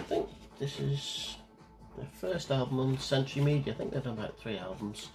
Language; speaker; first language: English; native; English